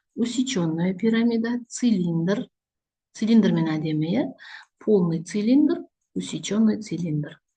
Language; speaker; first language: Russian; non-native, local second language; Kazakh